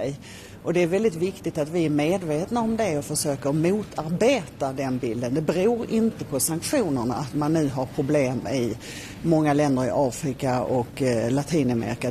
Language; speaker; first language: Swedish; native; Swedish